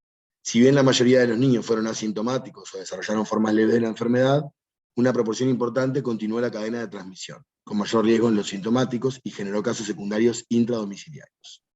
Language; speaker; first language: Spanish; native; Spanish